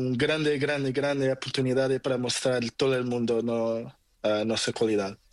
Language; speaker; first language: Spanish; non-native, learner; Portuguese